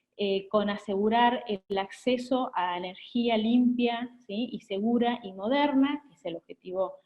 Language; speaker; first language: Spanish; native; Spanish